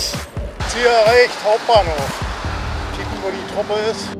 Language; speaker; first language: German; native; German